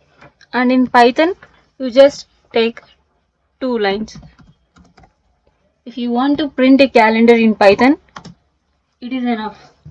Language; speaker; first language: English; non-native, local second language; Telugu